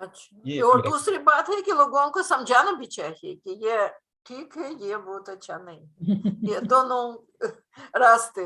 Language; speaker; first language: Hindi; non-native, fluent; Russian